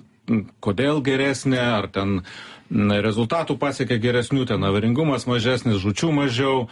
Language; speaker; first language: Lithuanian; native; Lithuanian